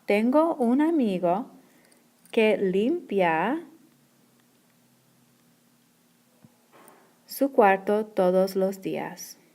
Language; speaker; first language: Spanish; non-native, fluent; English